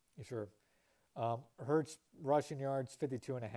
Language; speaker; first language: English; native; English